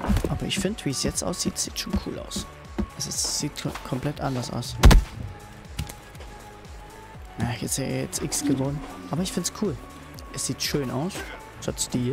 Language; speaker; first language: German; native; German